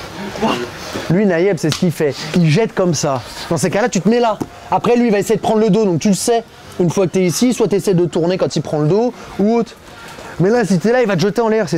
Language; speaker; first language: French; native; French